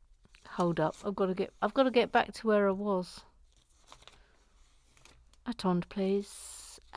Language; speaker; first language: English; native; English